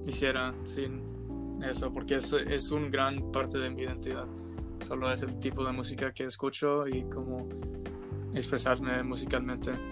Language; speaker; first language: Spanish; non-native, learner; English